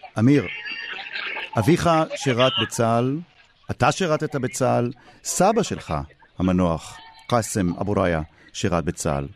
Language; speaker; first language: Hebrew; native; Hebrew